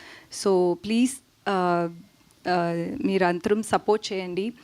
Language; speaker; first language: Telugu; non-native, learner; Tamil